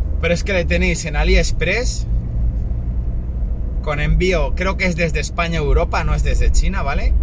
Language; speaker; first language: Spanish; native; Spanish